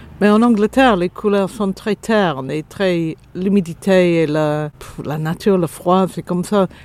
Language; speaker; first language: French; non-native, fluent; English